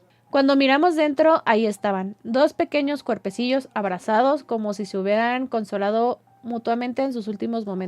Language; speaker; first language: Spanish; native; Spanish